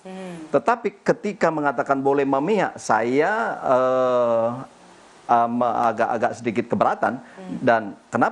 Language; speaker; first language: Indonesian; native; Indonesian